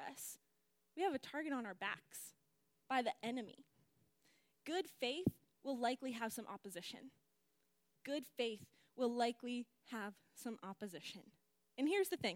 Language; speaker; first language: English; native; English